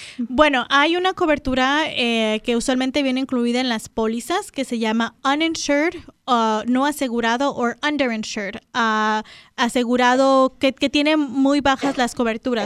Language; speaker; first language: Spanish; native; Spanish